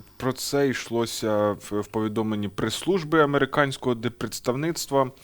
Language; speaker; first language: Ukrainian; native; Ukrainian